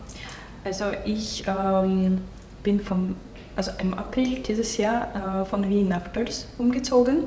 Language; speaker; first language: German; non-native, local second language; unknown